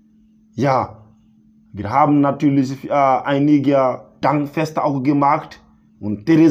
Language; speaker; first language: German; non-native, learner; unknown